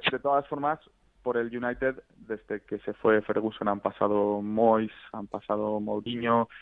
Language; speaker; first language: Spanish; native; Spanish